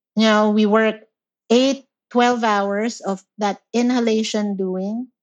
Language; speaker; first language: English; non-native, local second language; Filipino